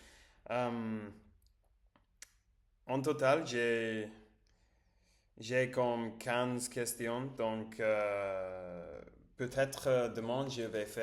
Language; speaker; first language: French; non-native, learner; Spanish